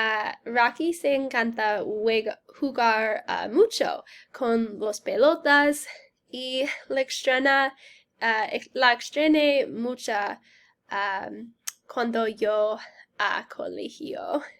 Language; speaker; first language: Spanish; non-native, learner; English